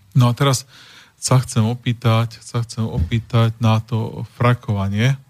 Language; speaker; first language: Slovak; native; Slovak